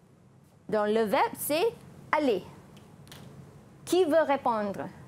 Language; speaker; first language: French; non-native, fluent; Malay